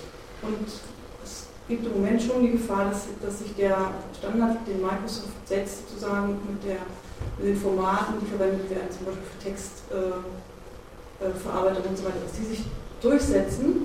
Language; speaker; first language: German; native; German